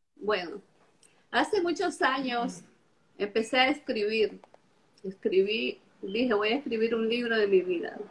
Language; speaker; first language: Spanish; native; Spanish